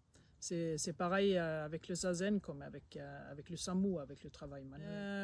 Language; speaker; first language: French; non-native, fluent; Swedish